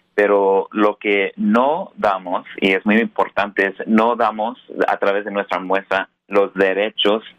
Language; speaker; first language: Spanish; early bilingual, heritage; Spanish